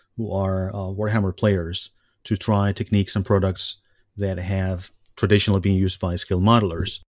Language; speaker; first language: English; non-native, fluent; Spanish